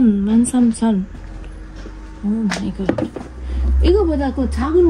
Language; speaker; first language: Korean; non-native, learner; Nepali